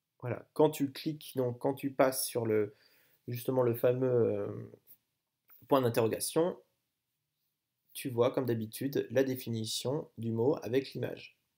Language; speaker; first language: French; native; French